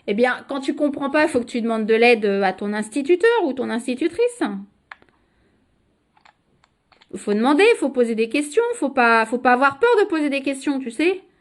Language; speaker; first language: French; native; French